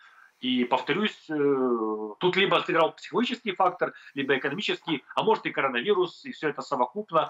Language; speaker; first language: Russian; native; Russian